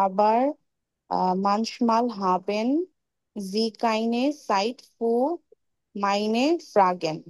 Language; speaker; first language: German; non-native, learner; Bangla